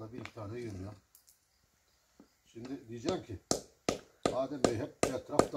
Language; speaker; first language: Turkish; native; Turkish